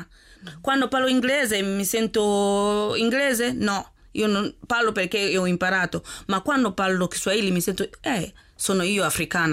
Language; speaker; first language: Italian; non-native, learner; Swahili